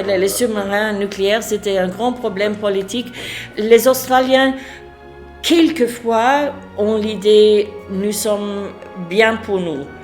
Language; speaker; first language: French; non-native, fluent; English